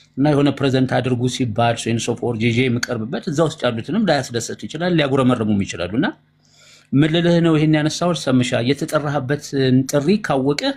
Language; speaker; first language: Amharic; native; Amharic